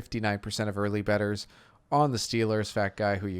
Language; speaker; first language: English; native; English